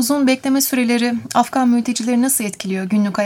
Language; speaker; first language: Turkish; native; Turkish